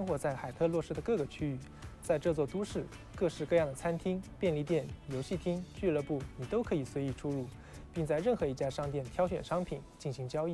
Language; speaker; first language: Chinese; native; Chinese